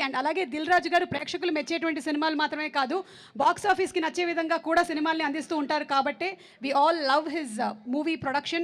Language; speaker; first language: Telugu; native; Telugu